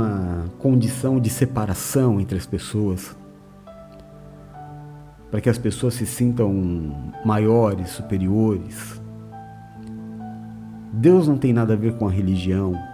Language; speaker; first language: Portuguese; native; Portuguese